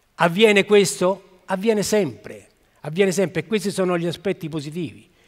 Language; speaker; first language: Italian; native; Italian